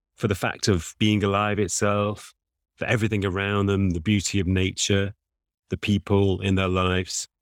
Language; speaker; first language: English; native; English